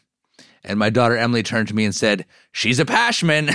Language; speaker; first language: English; native; English